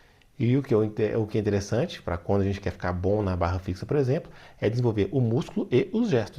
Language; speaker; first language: Portuguese; native; Portuguese